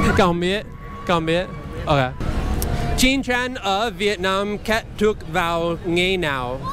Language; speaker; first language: Vietnamese; non-native, learner; English